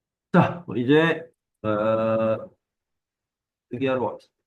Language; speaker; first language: Korean; native; Korean